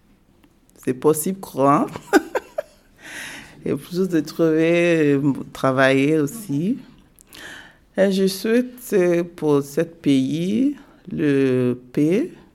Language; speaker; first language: French; non-native, learner; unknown